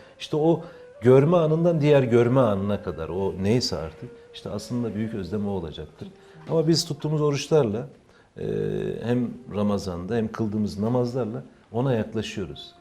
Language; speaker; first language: Turkish; native; Turkish